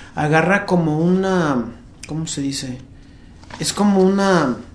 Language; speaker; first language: Spanish; early bilingual, heritage; Spanish